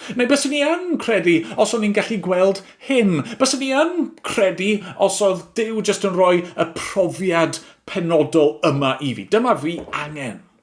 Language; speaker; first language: Welsh; native; Welsh